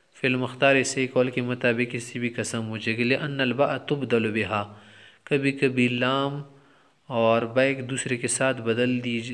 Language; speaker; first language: Urdu; non-native, local second language; Pashto